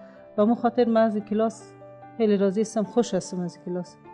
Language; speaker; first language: Persian; native; Persian